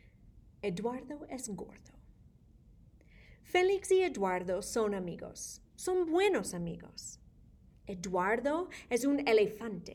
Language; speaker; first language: Spanish; non-native, fluent; English